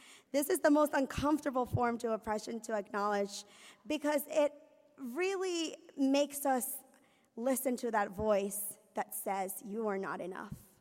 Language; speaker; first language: English; early bilingual, other home language; Spanish